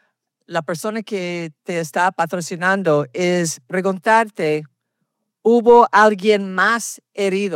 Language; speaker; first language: Spanish; early bilingual, heritage; Spanish